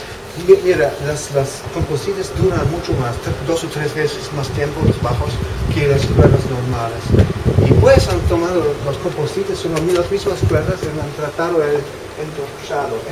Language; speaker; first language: Spanish; non-native, fluent; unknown